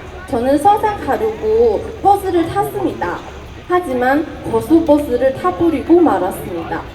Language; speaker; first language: Korean; non-native, fluent; Chinese